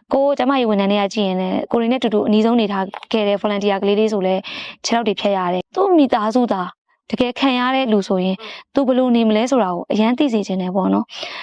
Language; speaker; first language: Burmese; native; Burmese